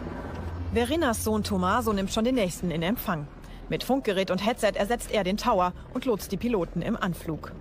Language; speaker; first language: German; native; German